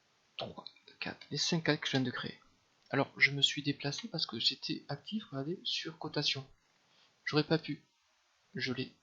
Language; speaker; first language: French; native; French